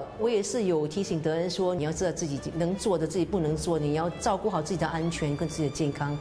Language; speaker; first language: Chinese; native; Chinese